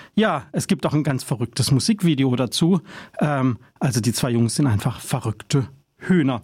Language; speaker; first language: German; native; German